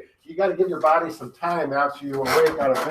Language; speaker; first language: English; native; English